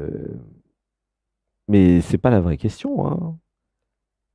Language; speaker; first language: French; native; French